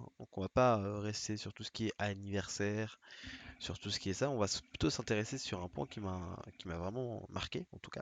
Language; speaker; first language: French; native; French